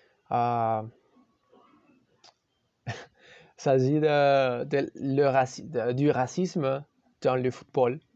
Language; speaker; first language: French; non-native, learner; Spanish